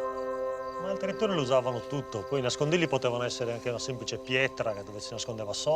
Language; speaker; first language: Italian; native; Italian